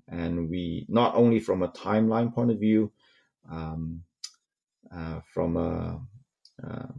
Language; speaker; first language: English; non-native, local second language; Cantonese